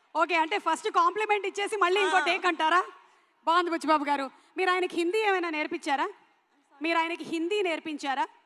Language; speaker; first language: Telugu; native; Telugu